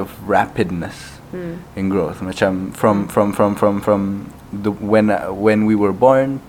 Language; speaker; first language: English; non-native, local second language; Malay